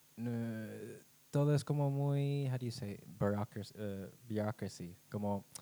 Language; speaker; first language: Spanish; non-native, fluent; English